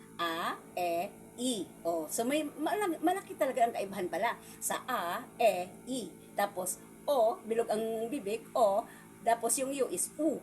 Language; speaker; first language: Filipino; non-native, local second language; Cebuano